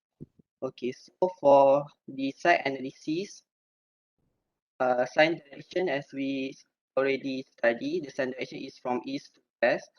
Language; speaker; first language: English; non-native, local second language; Malay